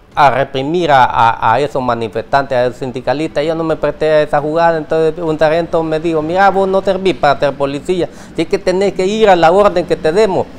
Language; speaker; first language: Spanish; native; Spanish